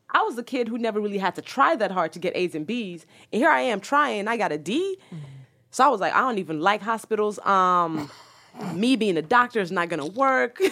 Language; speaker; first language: English; early bilingual, other home language; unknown